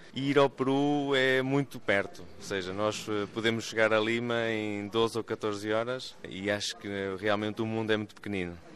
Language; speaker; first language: Portuguese; native; Portuguese